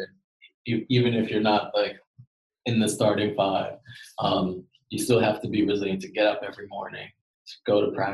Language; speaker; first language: English; native; English